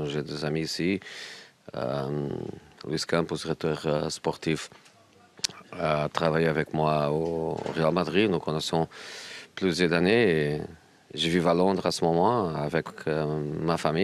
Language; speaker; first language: French; non-native, learner; Portuguese